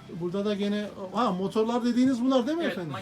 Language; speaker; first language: Turkish; native; Turkish